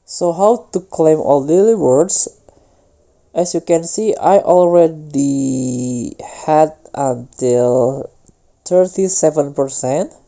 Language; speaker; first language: English; non-native, fluent; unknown